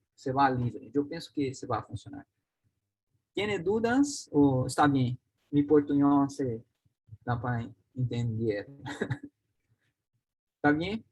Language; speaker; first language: Spanish; non-native, learner; Portuguese